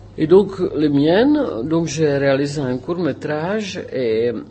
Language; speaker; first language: French; non-native, fluent; Czech